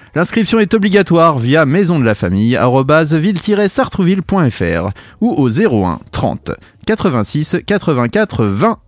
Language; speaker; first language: French; native; French